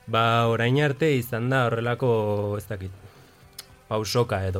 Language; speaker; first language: Basque; non-native, local second language; Spanish